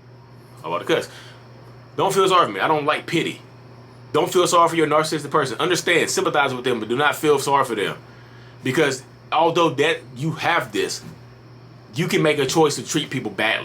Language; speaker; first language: English; native; English